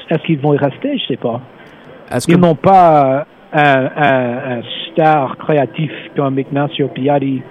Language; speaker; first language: French; non-native, fluent; English